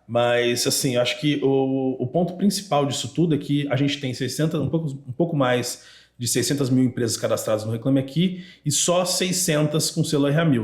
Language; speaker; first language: Portuguese; native; Portuguese